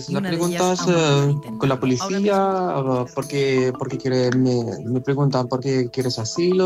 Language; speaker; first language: Spanish; non-native, learner; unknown